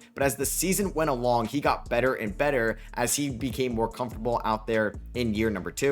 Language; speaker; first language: English; native; English